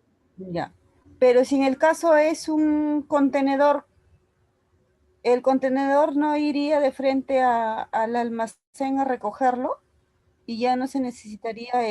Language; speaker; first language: Spanish; native; Spanish